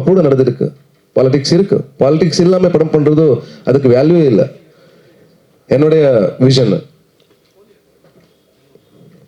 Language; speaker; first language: Tamil; non-native, learner; Kannada